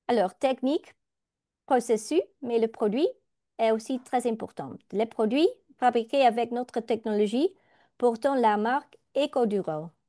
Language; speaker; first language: French; non-native, learner; Dutch